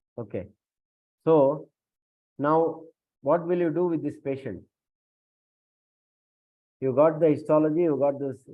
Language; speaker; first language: English; non-native, local second language; Kannada